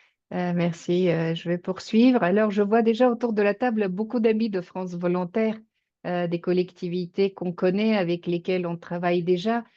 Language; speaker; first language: French; native; French